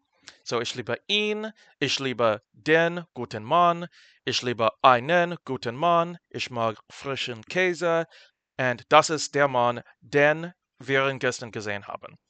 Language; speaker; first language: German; non-native, fluent; English